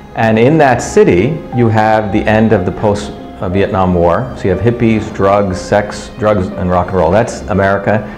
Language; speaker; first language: English; early bilingual, other home language; Tamil